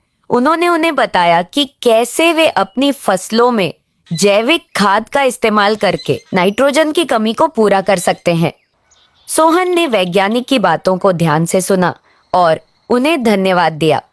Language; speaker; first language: Hindi; native; Hindi